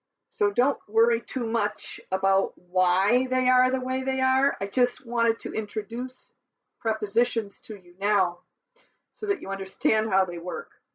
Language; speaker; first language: English; native; English